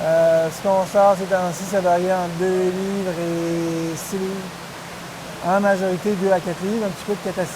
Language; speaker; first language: French; native; French